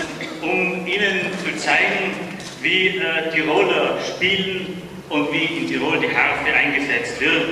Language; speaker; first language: German; native; German